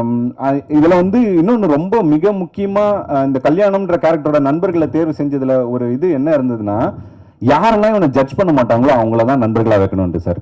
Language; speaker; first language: Tamil; native; Tamil